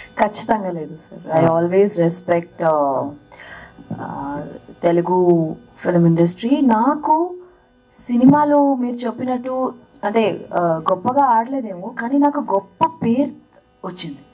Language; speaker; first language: Telugu; early bilingual, heritage; Telugu